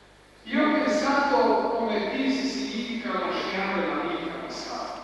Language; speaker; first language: Italian; non-native, fluent; Croatian